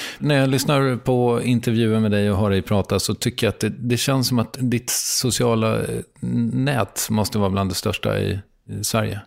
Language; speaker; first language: Swedish; native; Swedish